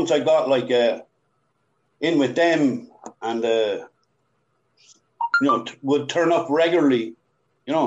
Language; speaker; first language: English; native; English